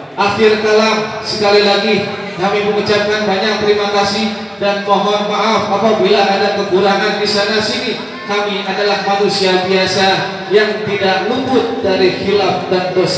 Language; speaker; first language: Indonesian; native; Indonesian